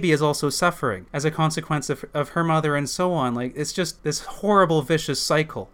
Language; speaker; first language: English; native; English